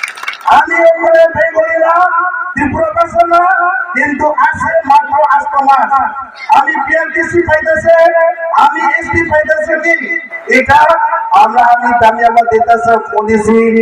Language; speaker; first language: Bangla; non-native, learner; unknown